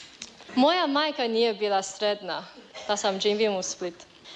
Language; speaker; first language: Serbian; non-native, learner; Chinese